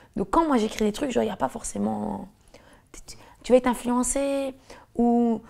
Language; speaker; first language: French; native; French